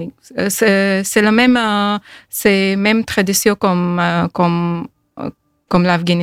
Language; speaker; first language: French; non-native, fluent; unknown